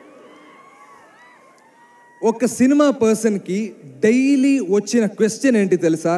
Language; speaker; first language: Telugu; non-native, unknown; Malayalam